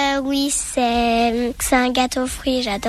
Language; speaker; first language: French; early bilingual, other home language; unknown